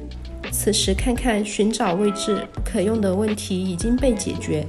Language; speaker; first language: Chinese; native; Chinese